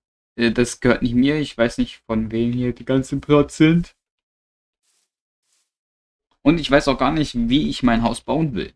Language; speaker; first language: German; native; German